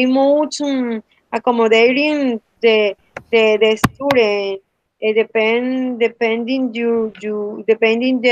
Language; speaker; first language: English; non-native, learner; Spanish